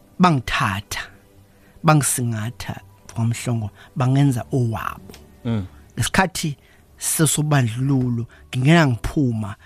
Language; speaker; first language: Zulu; native; Zulu